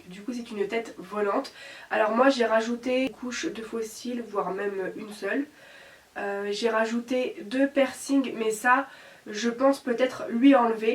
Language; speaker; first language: French; native; French